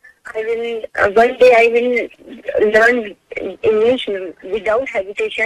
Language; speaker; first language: English; non-native, local second language; Hindi